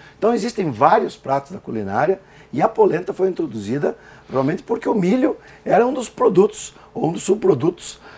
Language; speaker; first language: Portuguese; native; Portuguese